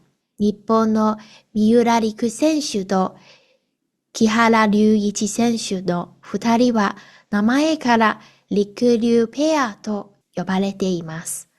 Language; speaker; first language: Japanese; non-native, fluent; Cantonese